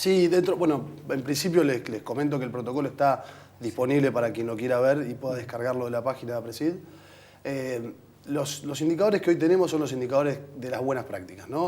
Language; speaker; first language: Spanish; native; Spanish